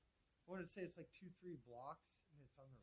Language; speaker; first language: English; native; English